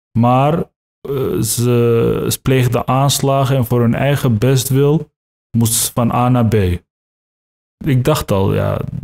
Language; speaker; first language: Dutch; early bilingual, other home language; Turkish